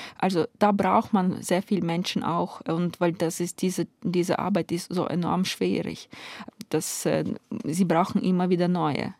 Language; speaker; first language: German; non-native, fluent; Ukrainian